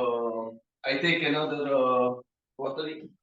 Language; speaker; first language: English; non-native, learner; Italian